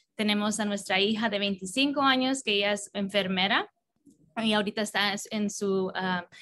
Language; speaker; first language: Spanish; early bilingual, heritage; Spanish